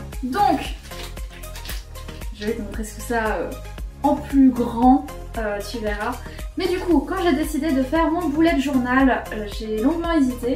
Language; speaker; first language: French; native; French